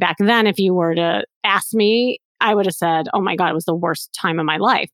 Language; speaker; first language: English; native; English